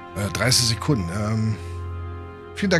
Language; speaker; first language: German; native; German